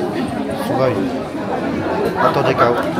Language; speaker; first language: Japanese; non-native, learner; French